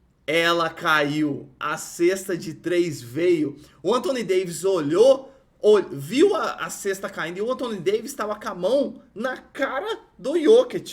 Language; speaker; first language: Portuguese; native; Portuguese